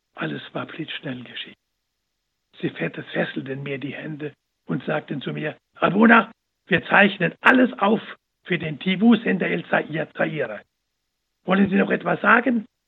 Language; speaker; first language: German; native; German